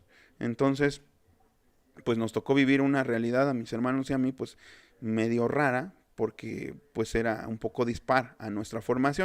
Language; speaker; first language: Spanish; native; Spanish